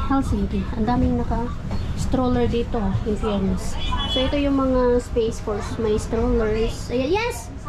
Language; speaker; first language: Filipino; non-native, local second language; Cebuano